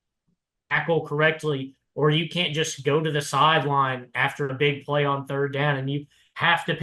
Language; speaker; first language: English; native; English